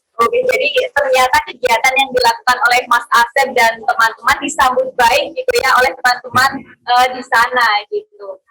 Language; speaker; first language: Indonesian; native; Indonesian